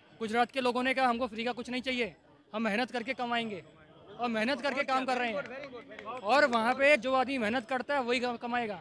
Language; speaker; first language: Hindi; non-native, local second language; Gujarati